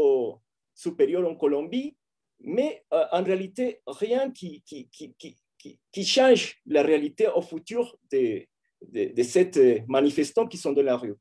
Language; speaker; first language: French; non-native, fluent; Spanish